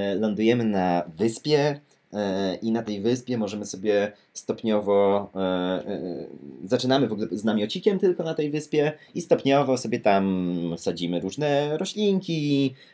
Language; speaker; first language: Polish; native; Polish